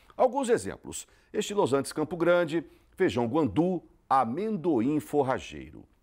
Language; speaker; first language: Portuguese; native; Portuguese